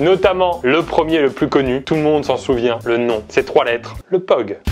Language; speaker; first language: French; native; French